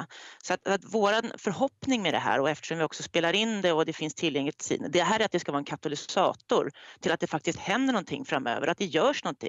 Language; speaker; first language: Swedish; native; Swedish